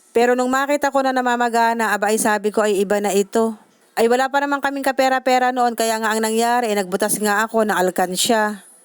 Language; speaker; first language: Filipino; native; Filipino